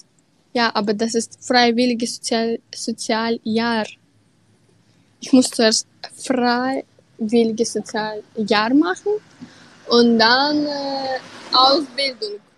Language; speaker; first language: German; non-native, learner; Russian